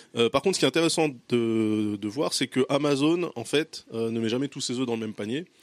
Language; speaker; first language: French; native; French